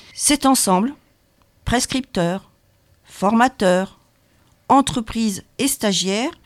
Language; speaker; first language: French; native; French